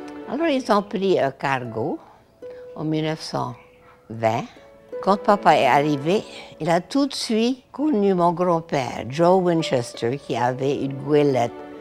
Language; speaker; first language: French; early bilingual, heritage; French